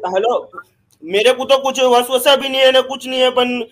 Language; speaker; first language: Hindi; non-native, local second language; Gujarati